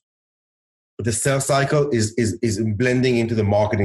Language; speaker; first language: English; early bilingual, other home language; Hebrew